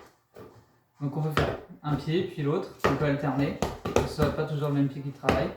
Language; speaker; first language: French; native; French